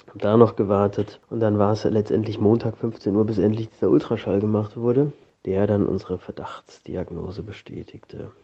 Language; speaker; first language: German; native; German